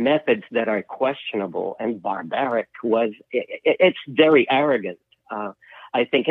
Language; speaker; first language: English; non-native, local second language; Filipino